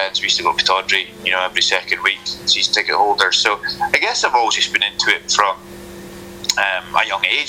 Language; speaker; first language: English; native; English